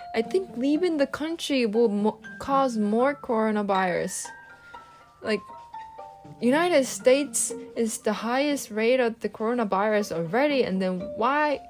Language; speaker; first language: English; non-native, fluent; Japanese